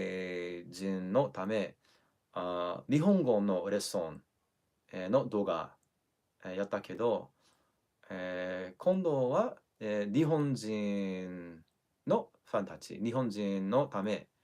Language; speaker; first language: Japanese; non-native, learner; English